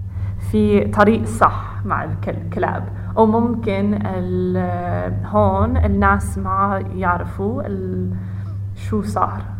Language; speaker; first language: Arabic; non-native, learner; English